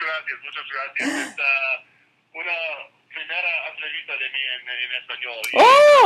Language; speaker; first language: Spanish; non-native, learner; English